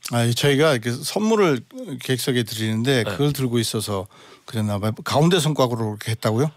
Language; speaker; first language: Korean; native; Korean